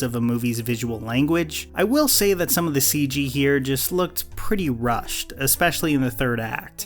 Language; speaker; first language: English; native; English